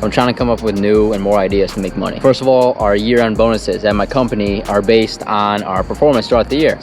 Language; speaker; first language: English; native; English